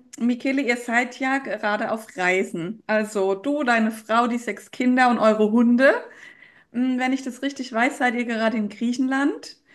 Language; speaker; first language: German; native; German